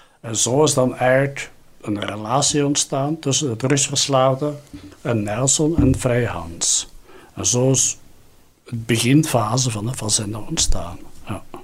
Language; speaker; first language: Dutch; native; Dutch